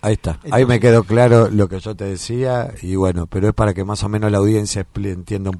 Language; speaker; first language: Spanish; native; Spanish